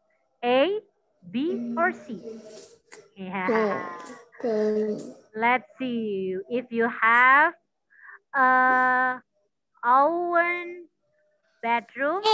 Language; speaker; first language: English; non-native, learner; Indonesian